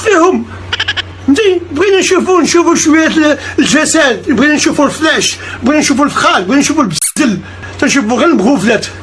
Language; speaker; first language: Arabic; native; Arabic